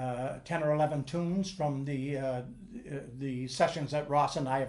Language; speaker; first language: English; native; English